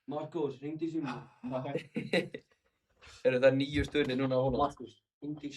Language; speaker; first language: Icelandic; native; Icelandic